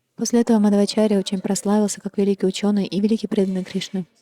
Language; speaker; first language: Russian; native; Russian